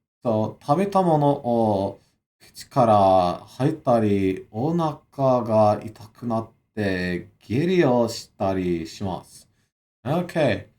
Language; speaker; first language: Japanese; non-native, learner; English